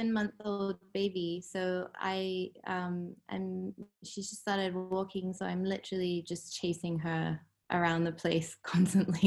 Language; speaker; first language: English; native; English